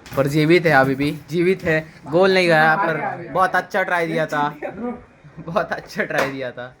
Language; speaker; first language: Hindi; non-native, local second language; Marathi